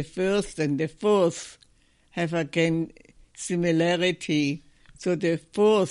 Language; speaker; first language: English; non-native, fluent; German